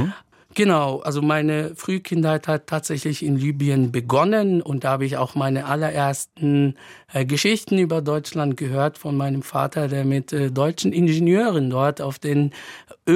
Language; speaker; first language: German; non-native, fluent; Arabic